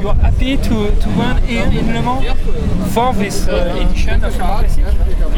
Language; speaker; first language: English; non-native, learner; French